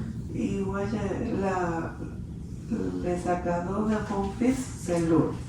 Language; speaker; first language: French; non-native, learner; Spanish